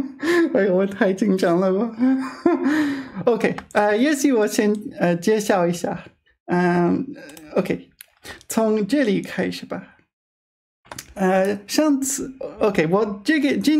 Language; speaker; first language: Chinese; non-native, fluent; English